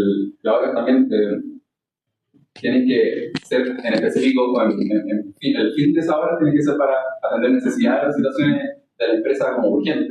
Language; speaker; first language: Spanish; native; Spanish